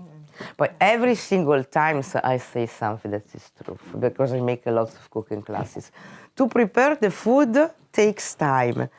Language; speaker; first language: English; non-native, fluent; Italian